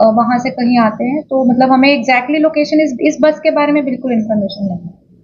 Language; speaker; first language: Hindi; non-native, local second language; Bangla